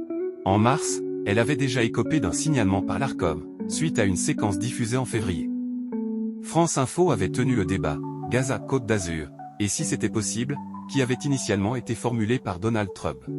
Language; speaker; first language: French; native; French